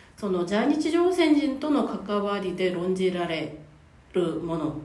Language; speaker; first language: Japanese; non-native, fluent; Korean